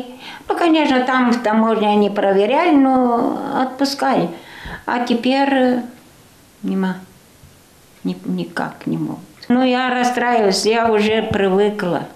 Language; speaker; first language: Russian; non-native, local second language; Albanian